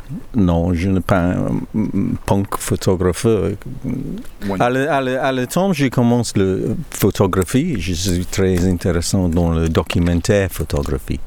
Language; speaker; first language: French; non-native, learner; English